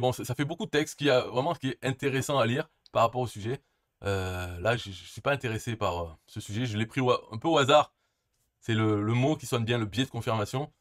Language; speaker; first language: French; native; French